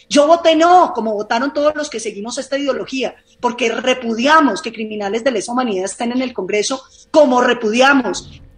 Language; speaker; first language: Spanish; native; Spanish